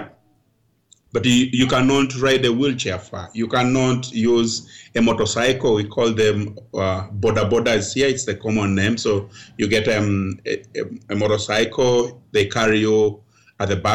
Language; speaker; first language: English; non-native, local second language; Ganda